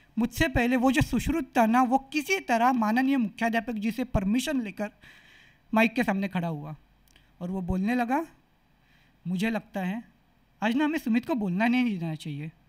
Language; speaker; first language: Hindi; non-native, local second language; Marathi